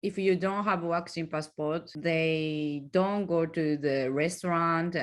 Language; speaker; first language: English; non-native, learner; Japanese